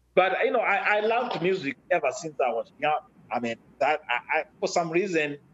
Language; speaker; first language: English; non-native, local second language; Shona